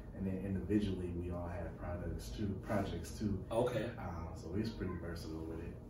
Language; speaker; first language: English; native; English